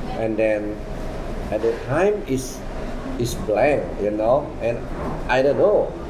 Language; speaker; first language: English; non-native, learner; Indonesian